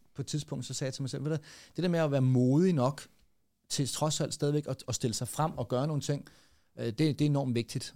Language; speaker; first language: Danish; native; Danish